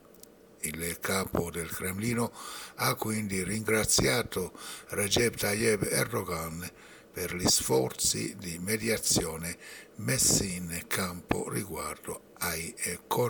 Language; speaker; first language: Italian; non-native, fluent; Persian